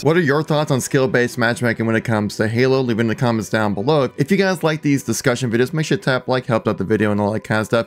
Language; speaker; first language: English; native; English